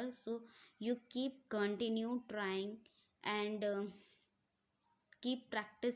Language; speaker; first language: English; non-native, learner; Hindi